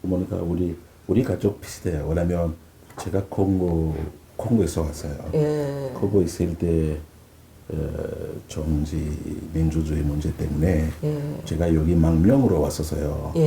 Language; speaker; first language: Korean; non-native, learner; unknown